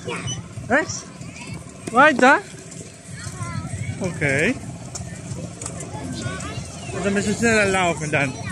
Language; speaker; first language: German; non-native, learner; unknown